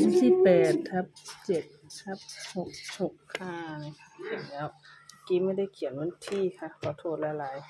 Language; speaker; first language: Thai; non-native, local second language; Lao